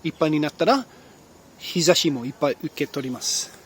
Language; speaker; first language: Japanese; non-native, fluent; English